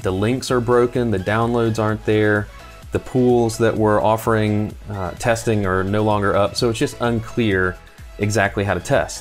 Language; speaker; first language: English; native; English